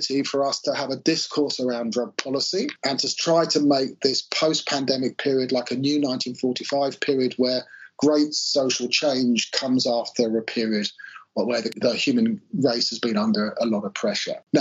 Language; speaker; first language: English; native; English